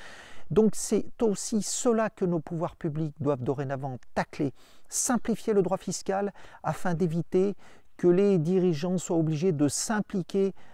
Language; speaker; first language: French; native; French